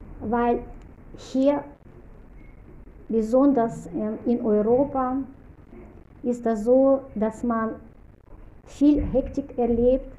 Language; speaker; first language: German; non-native, fluent; Russian